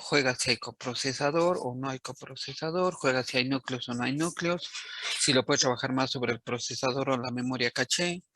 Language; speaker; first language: Spanish; native; Spanish